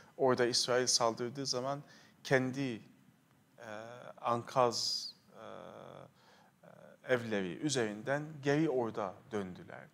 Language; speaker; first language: Turkish; non-native, fluent; Arabic